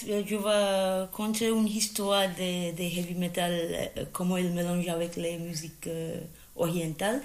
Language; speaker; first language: French; non-native, learner; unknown